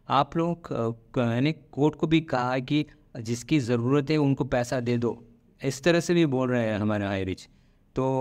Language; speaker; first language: Hindi; non-native, local second language; Malayalam